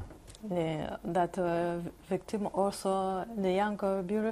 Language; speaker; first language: English; non-native, learner; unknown